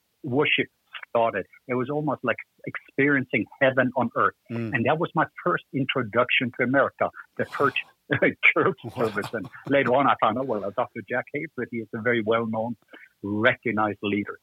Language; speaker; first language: English; non-native, fluent; Norwegian